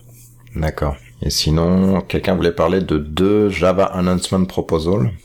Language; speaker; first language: French; native; French